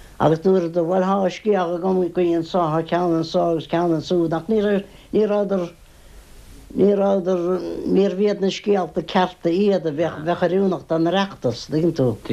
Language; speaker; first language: Irish; native; Irish